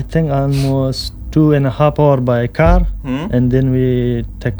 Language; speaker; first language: English; non-native, local second language; Pashto